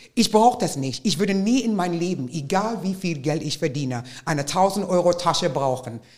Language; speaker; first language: German; non-native, fluent; English